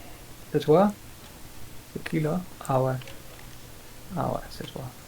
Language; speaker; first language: French; non-native, learner; German